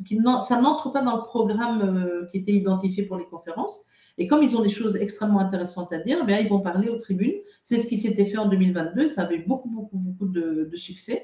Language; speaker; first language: French; native; French